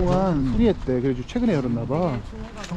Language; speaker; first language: Korean; native; Korean